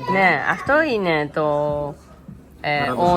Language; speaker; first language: Greek; non-native, learner; Japanese